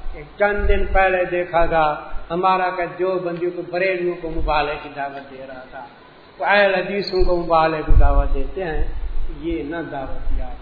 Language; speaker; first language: Urdu; native; Urdu